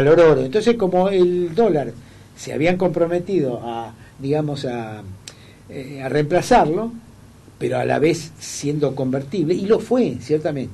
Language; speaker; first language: Spanish; native; Spanish